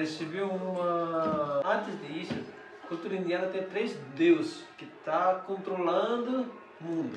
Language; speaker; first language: Portuguese; non-native, learner; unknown